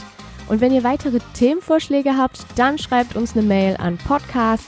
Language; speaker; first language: German; native; German